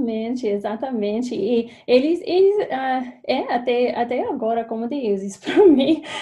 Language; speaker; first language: Portuguese; non-native, fluent; English